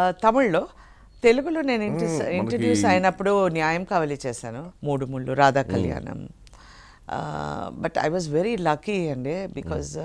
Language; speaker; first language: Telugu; non-native, local second language; Tamil